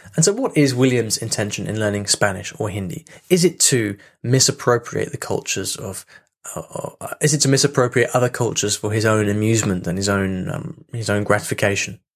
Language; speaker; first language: English; native; English